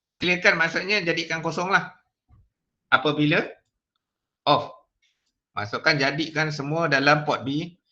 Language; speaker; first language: Malay; native; Malay